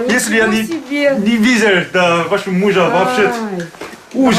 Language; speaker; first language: Russian; non-native, learner; Korean